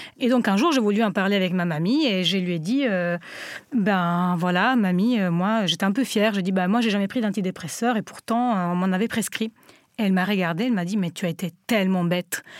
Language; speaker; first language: French; non-native, fluent; Italian